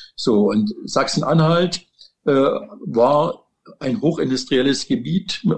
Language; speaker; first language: German; native; German